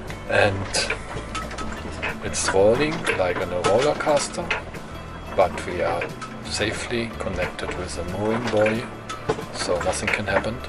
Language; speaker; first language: English; non-native, fluent; German